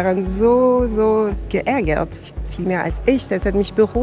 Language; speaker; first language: German; non-native, fluent; French